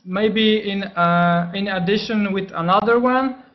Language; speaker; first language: English; non-native, fluent; Polish